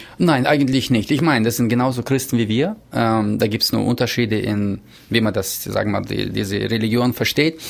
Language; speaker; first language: German; early bilingual, heritage; German